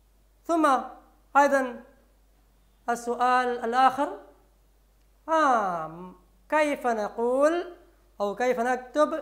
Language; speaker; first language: Arabic; non-native, fluent; Malayalam